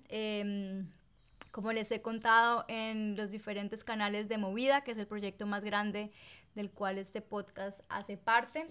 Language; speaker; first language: Spanish; native; Spanish